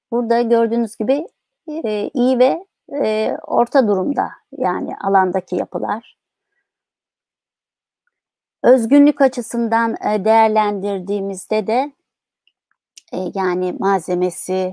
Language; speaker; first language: Turkish; native; Turkish